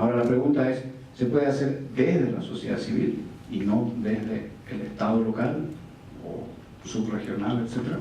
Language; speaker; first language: Spanish; native; Spanish